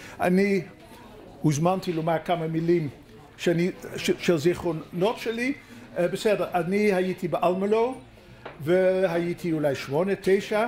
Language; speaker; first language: Hebrew; non-native, fluent; Dutch